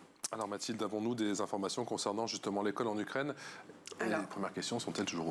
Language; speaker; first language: French; native; French